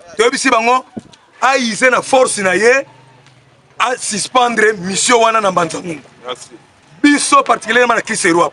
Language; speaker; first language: Lingala; non-native, local second language; Kongo